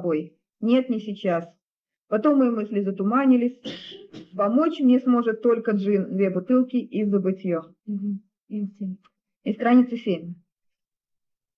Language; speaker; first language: Russian; native; Russian